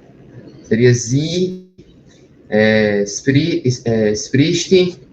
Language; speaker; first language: German; non-native, learner; Portuguese